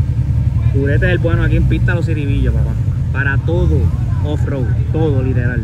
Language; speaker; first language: Spanish; native; Spanish